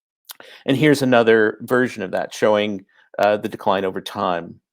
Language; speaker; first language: English; native; English